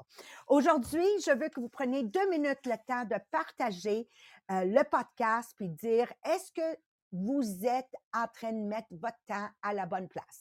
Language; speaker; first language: French; native; French